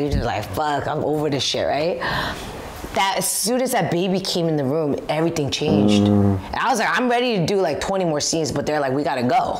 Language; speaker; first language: English; early bilingual, other home language; Korean